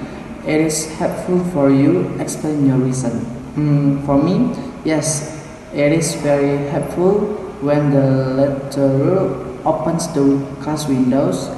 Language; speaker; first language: English; non-native, learner; Indonesian